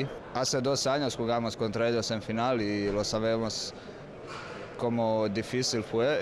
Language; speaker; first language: Spanish; non-native, learner; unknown